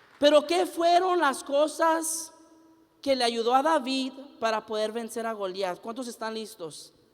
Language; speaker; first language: Spanish; early bilingual, heritage; Spanish